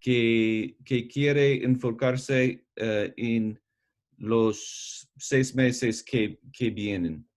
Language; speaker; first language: Spanish; non-native, learner; English